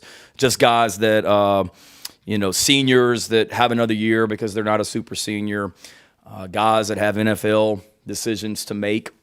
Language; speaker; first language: English; native; English